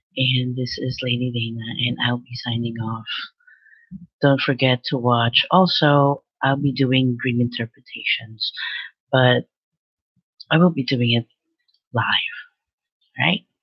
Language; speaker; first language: English; non-native, local second language; Filipino